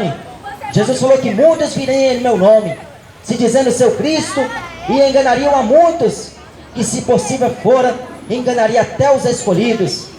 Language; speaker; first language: Portuguese; native; Portuguese